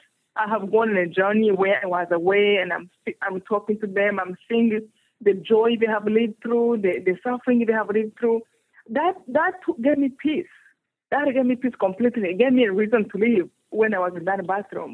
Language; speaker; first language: English; non-native, local second language; Kinyarwanda